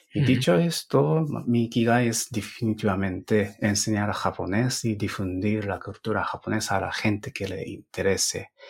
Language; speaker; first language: Spanish; non-native, fluent; Japanese